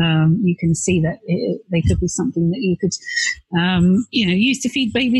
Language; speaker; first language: English; native; English